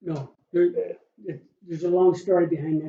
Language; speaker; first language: English; native; English